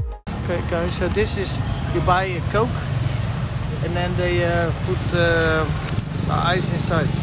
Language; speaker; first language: English; non-native, learner; Dutch